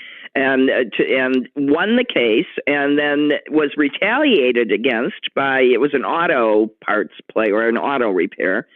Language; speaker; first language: English; native; English